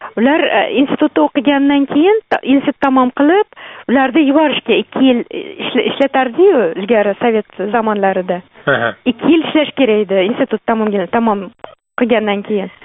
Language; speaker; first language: Uzbek; native; Uzbek